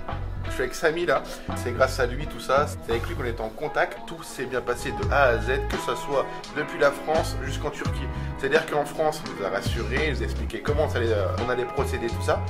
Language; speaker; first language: French; native; French